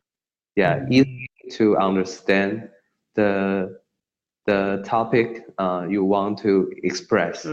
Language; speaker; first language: English; non-native, learner; Chinese